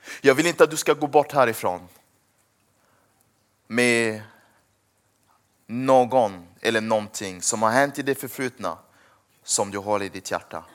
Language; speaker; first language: Swedish; early bilingual, other home language; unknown